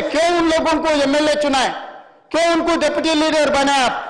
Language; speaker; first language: Hindi; non-native, local second language; Telugu